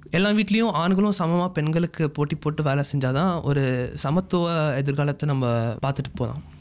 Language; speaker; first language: Tamil; early bilingual, heritage; Tamil